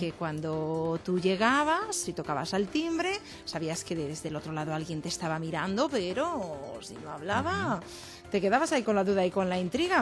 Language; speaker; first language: Spanish; native; Spanish